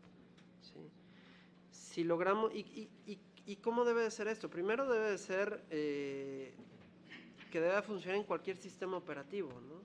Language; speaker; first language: Spanish; native; Spanish